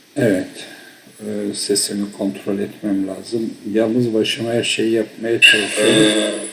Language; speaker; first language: Turkish; early bilingual, heritage; Turkish